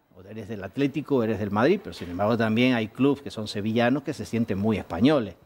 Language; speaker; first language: Spanish; native; Spanish